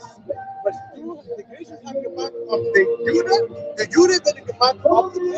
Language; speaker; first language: German; non-native, learner; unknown